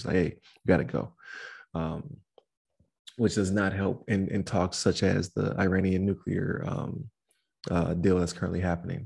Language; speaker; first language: English; native; English